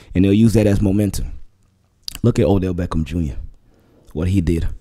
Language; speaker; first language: English; native; English